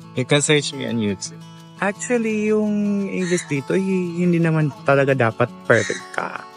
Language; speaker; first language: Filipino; non-native, local second language; Cebuano